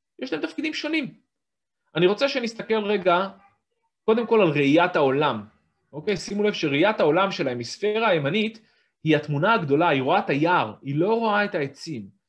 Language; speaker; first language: Hebrew; native; Hebrew